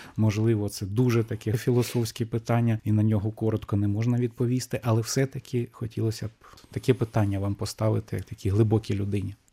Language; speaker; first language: Ukrainian; native; Ukrainian